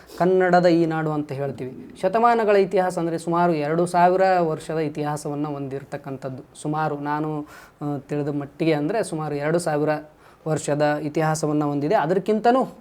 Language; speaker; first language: Kannada; native; Kannada